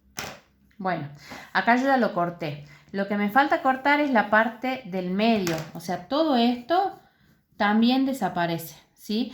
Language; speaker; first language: Spanish; native; Spanish